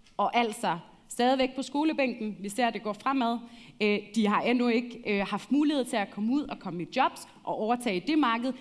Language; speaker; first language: Danish; early bilingual, other home language; Arabic